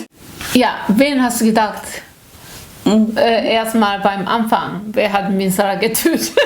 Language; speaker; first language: German; non-native, learner; Korean